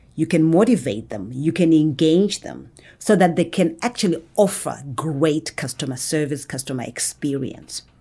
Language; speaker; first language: English; non-native, local second language; Shona